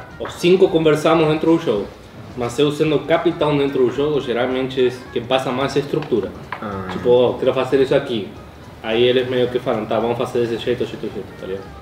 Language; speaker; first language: Portuguese; non-native, fluent; Spanish